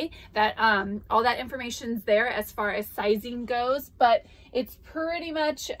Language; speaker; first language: English; native; English